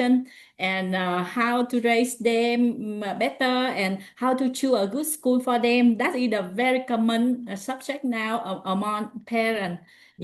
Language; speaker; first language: English; non-native, learner; Vietnamese